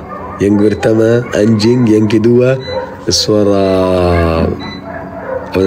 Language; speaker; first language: Indonesian; non-native, fluent; Arabic